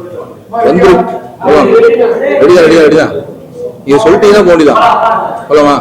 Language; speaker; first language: Tamil; native; Tamil